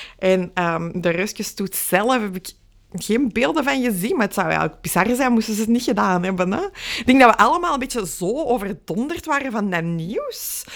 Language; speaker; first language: Dutch; native; Dutch